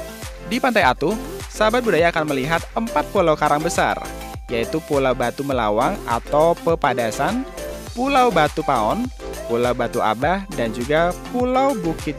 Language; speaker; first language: Indonesian; native; Indonesian